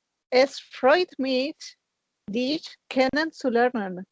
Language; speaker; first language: German; non-native, learner; Spanish